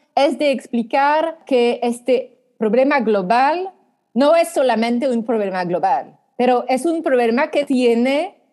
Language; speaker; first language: Spanish; non-native, fluent; French